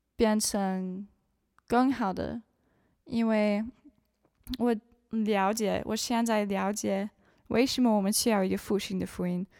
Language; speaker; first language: Chinese; non-native, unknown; English